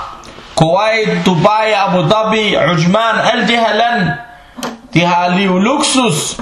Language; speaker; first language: Danish; early bilingual, other home language; Arabic